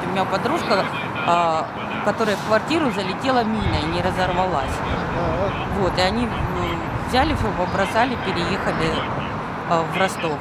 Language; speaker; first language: Russian; native; Russian